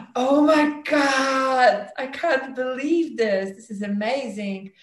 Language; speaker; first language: English; non-native, fluent; Polish